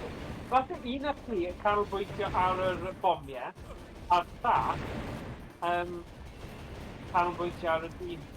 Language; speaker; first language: Welsh; native; Welsh